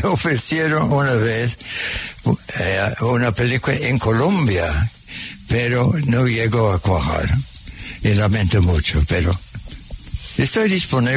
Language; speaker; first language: Spanish; non-native, fluent; English